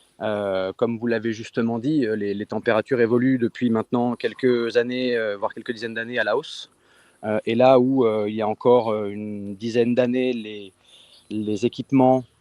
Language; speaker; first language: French; native; French